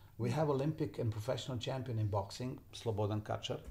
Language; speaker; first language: English; non-native, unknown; Serbian